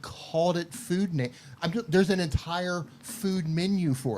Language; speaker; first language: English; native; English